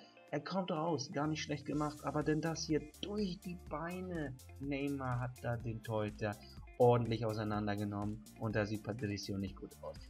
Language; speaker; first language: German; native; German